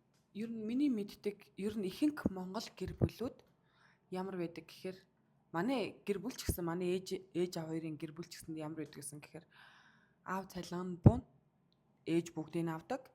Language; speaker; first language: Mongolian; native; Mongolian